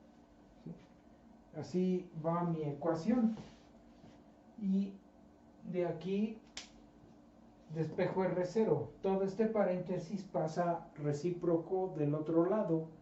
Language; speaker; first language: Spanish; native; Spanish